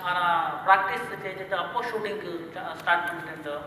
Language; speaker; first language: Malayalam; non-native, learner; Kannada